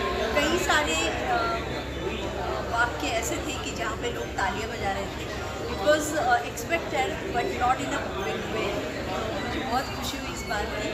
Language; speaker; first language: Hindi; native; Hindi